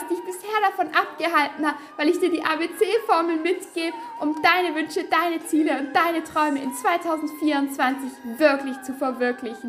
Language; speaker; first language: German; native; German